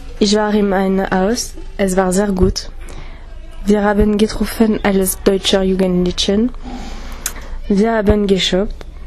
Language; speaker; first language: German; non-native, learner; French